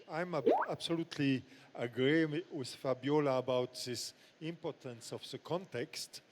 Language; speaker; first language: English; non-native, fluent; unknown